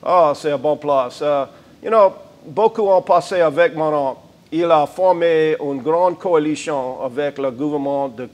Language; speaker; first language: French; non-native, local second language; English